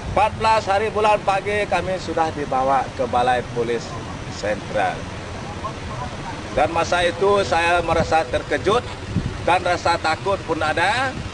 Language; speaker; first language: Malay; non-native, local second language; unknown